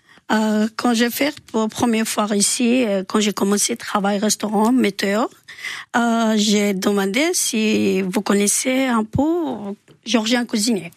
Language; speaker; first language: French; non-native, learner; Georgian